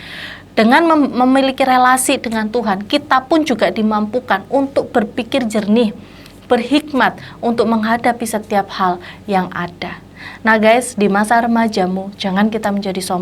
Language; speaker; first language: Indonesian; native; Indonesian